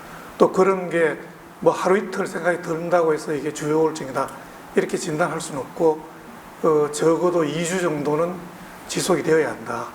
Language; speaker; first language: Korean; native; Korean